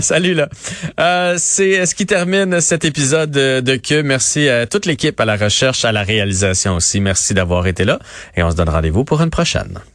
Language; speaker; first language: French; native; French